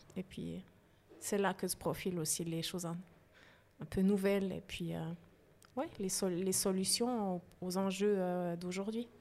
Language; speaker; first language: French; native; French